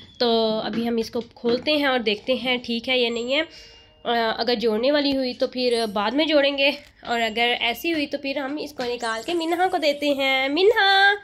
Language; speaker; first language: Urdu; native; Urdu